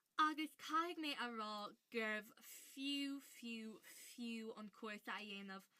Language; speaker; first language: Irish; native; Irish